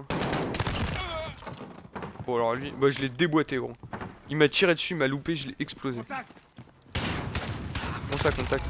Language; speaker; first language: French; native; French